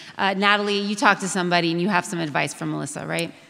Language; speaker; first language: English; native; English